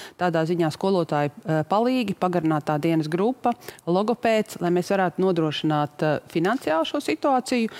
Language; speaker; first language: Latvian; native; Latvian